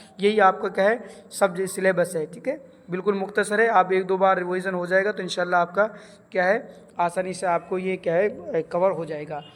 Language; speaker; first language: Urdu; native; Urdu